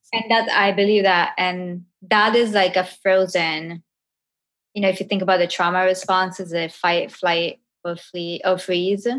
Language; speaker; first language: English; non-native, fluent; Italian